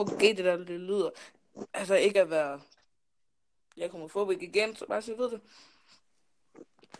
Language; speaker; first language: Danish; early bilingual, other home language; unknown